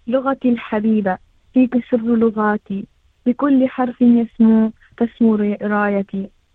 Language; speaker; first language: Arabic; early bilingual, heritage; Arabic